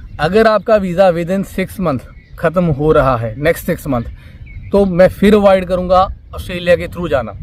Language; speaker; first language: Hindi; non-native, local second language; Punjabi